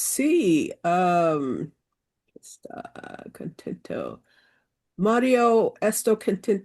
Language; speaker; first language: Spanish; non-native, learner; English